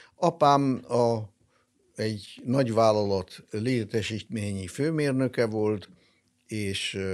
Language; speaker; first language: Hungarian; non-native, local second language; German